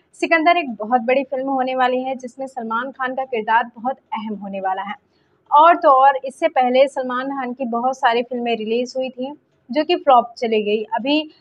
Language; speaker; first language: Hindi; native; Hindi